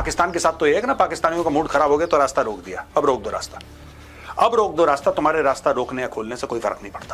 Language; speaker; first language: Hindi; native; Hindi